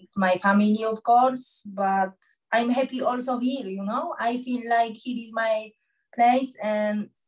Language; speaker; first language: English; non-native, learner; Polish